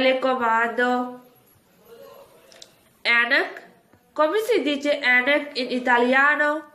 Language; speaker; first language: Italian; non-native, fluent; Urdu